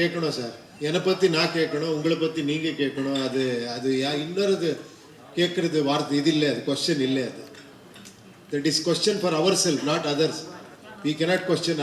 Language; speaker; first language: Tamil; non-native, fluent; Kannada